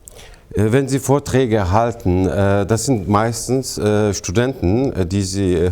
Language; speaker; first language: German; non-native, fluent; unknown